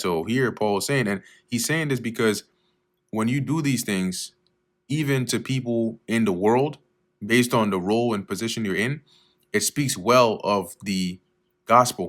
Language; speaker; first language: English; native; English